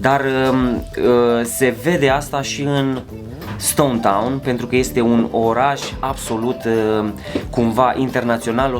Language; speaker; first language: Romanian; native; Romanian